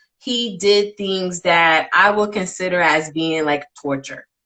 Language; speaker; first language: English; native; English